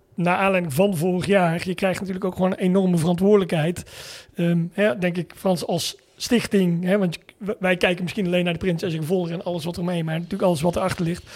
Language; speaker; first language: Dutch; native; Dutch